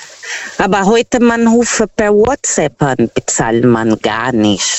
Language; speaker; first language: German; non-native, fluent; Portuguese